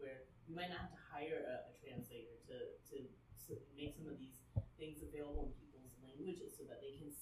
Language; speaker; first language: English; early bilingual, other home language; Vietnamese